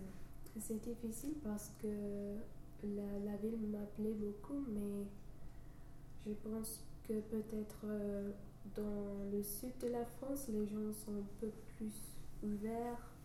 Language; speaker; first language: French; non-native, fluent; English